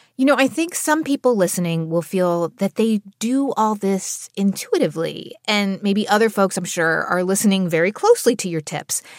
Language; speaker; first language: English; native; English